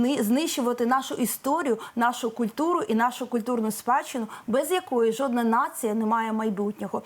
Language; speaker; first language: Ukrainian; native; Ukrainian